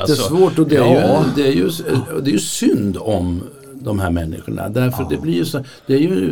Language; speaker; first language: Swedish; native; Swedish